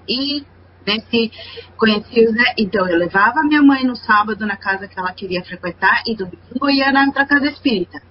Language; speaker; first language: Portuguese; non-native, fluent; Spanish